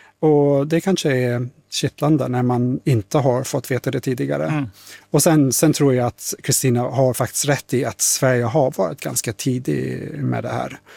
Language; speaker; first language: Swedish; non-native, fluent; English